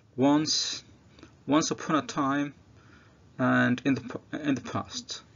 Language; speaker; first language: English; non-native, fluent; Arabic